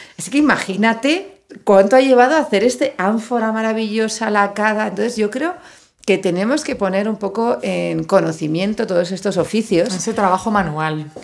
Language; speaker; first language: Spanish; native; Spanish